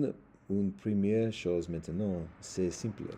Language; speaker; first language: French; non-native, learner; English